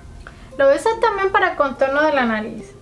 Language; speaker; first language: Spanish; native; Spanish